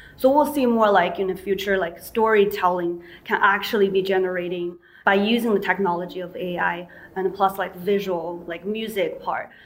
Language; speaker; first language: English; non-native, fluent; Chinese